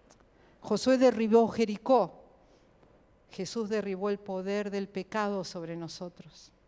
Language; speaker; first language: Spanish; native; Spanish